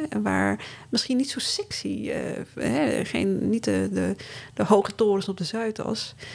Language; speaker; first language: Dutch; early bilingual, other home language; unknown